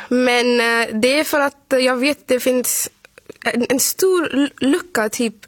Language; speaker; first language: Swedish; non-native, fluent; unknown